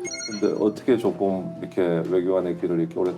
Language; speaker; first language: Korean; native; Korean